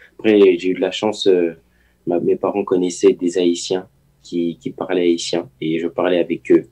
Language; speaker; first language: French; early bilingual, other home language; Haitian Creole